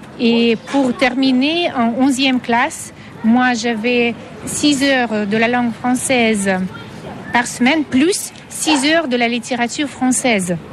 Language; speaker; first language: French; non-native, fluent; Russian